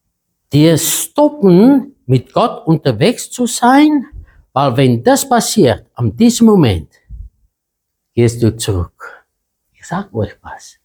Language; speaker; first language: German; non-native, fluent; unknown